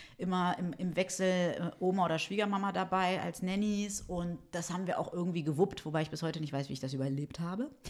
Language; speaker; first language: German; early bilingual, other home language; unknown